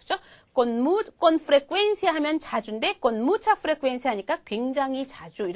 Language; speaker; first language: Spanish; non-native, fluent; Korean